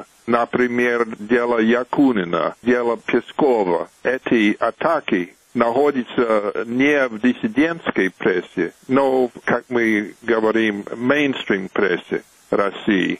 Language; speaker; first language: Russian; non-native, fluent; English